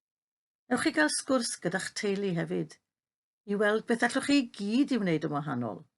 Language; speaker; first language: Welsh; native; Welsh